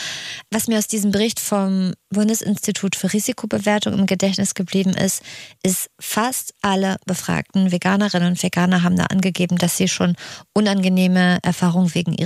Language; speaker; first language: German; native; German